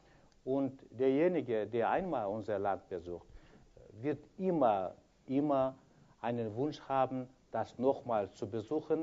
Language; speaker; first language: German; non-native, fluent; Kyrgyz